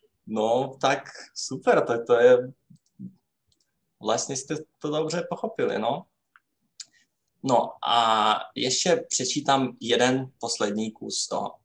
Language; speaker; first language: Czech; non-native, fluent; Rusyn